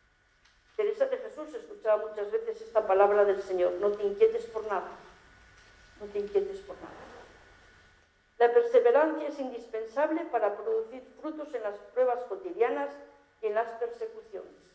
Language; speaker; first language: Spanish; native; Spanish